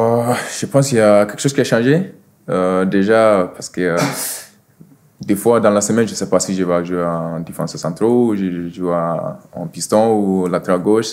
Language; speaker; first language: French; non-native, fluent; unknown